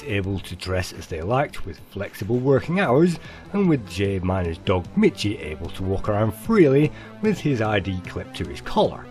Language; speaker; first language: English; native; English